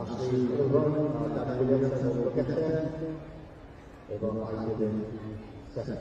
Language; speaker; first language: Welsh; native; Welsh